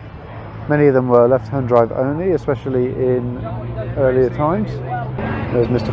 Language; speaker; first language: English; native; English